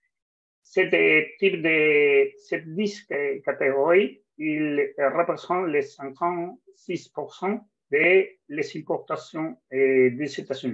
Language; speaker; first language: French; non-native, fluent; Spanish